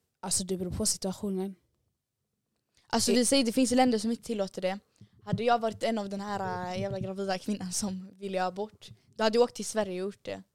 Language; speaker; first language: Swedish; early bilingual, other home language; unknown